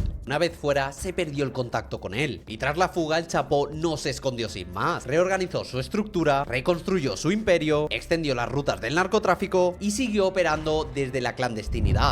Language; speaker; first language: Spanish; native; Spanish